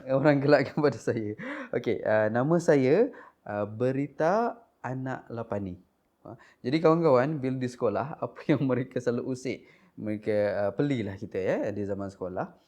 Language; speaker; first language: Malay; non-native, local second language; Iban